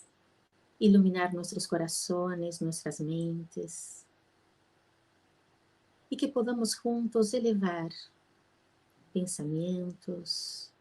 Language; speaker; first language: Spanish; non-native, fluent; Portuguese